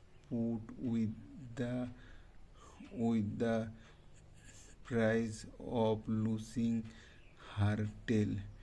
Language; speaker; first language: English; non-native, learner; Bangla